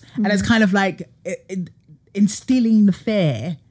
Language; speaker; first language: English; native; English